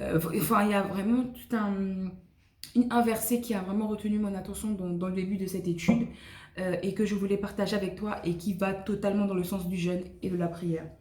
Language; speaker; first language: French; native; French